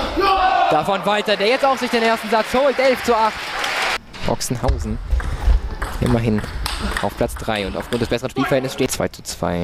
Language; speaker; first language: German; native; German